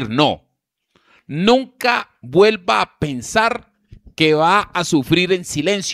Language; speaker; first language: Spanish; native; Spanish